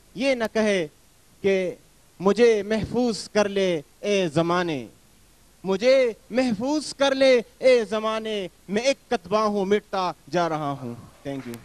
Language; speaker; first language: Urdu; non-native, local second language; Northern Hindko